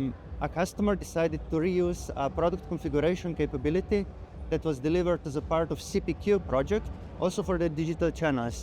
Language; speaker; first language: English; non-native, fluent; Slovenian